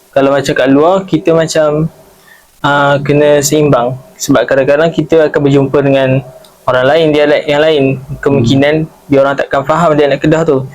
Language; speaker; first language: Malay; native; Malay